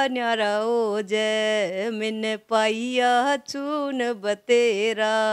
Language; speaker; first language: Hindi; non-native, local second language; Haryanvi